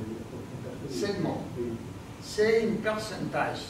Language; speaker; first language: French; non-native, learner; Spanish